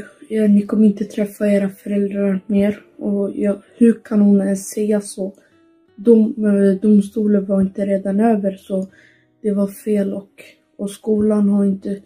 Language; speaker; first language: Swedish; early bilingual, other home language; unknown